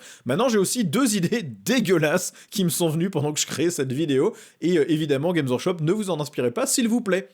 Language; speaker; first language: French; native; French